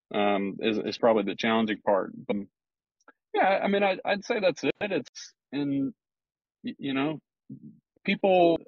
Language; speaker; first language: English; native; English